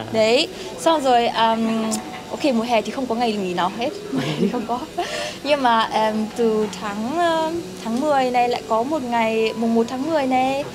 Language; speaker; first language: Vietnamese; early bilingual, heritage; Vietnamese